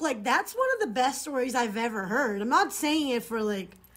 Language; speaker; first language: English; non-native, fluent; Portuguese